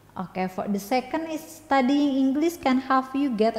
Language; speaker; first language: English; non-native, learner; Indonesian